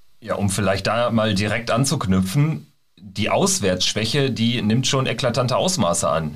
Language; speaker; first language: German; native; German